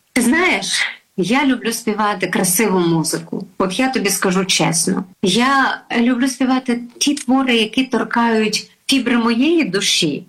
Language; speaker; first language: Ukrainian; native; Ukrainian